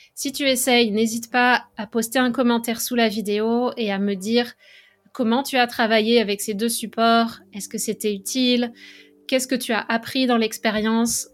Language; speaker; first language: French; native; French